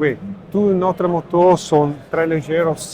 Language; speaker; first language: French; non-native, learner; Italian